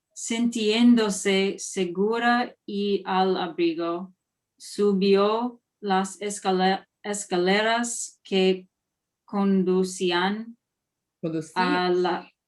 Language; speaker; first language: Spanish; non-native, learner; English